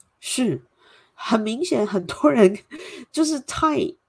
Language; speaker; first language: Chinese; native; Chinese